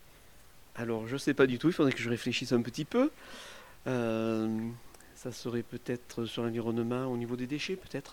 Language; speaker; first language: French; native; French